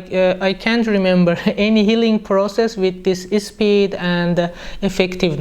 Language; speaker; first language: English; non-native, learner; Persian